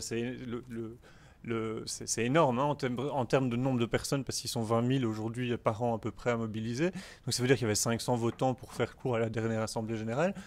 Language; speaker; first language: French; native; French